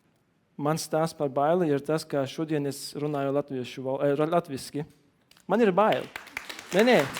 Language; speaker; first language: Latvian; non-native, learner; German